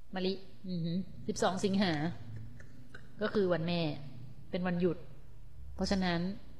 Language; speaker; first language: Thai; native; Thai